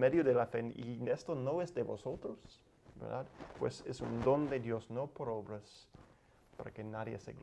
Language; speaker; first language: Spanish; non-native, learner; English